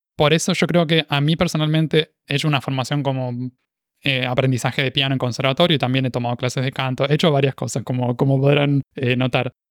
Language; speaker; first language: Spanish; native; Spanish